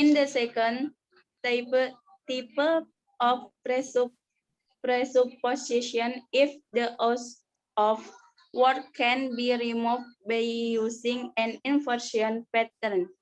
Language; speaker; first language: English; non-native, learner; Indonesian